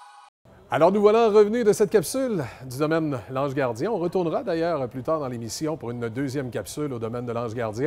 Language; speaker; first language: French; native; French